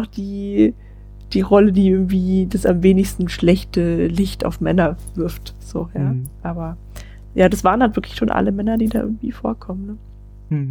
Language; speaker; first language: German; native; German